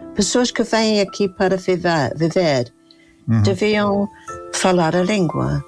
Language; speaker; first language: Portuguese; non-native, fluent; English